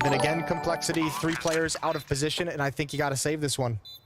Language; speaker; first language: English; native; English